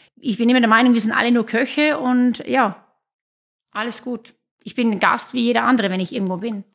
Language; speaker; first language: German; native; German